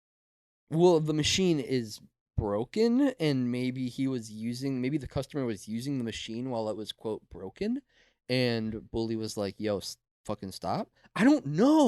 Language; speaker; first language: English; native; English